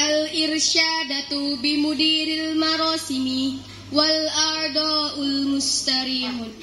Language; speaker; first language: Arabic; non-native, learner; Indonesian